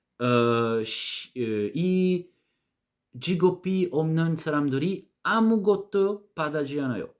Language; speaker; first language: Korean; non-native, learner; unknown